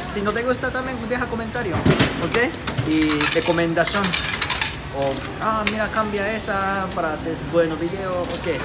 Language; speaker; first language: Spanish; non-native, learner; Japanese